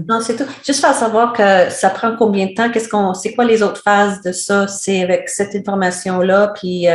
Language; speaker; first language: French; non-native, learner; English